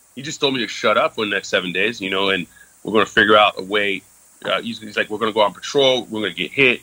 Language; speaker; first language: English; early bilingual, other home language; French